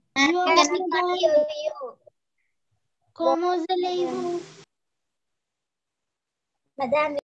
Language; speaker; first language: French; non-native, learner; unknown